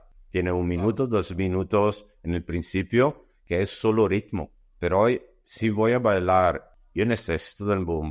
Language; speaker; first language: Spanish; non-native, learner; Italian